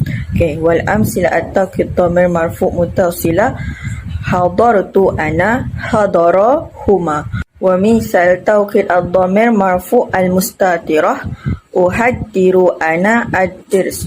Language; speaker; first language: Arabic; non-native, learner; Malay